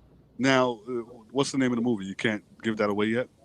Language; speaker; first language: English; native; English